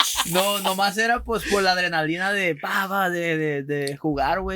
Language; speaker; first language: Spanish; early bilingual, heritage; Spanish